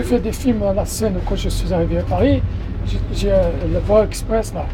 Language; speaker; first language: French; non-native, fluent; Portuguese